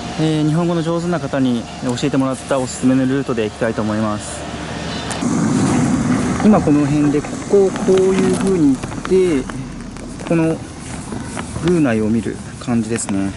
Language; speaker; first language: Japanese; native; Japanese